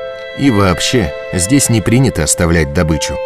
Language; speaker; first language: Russian; native; Russian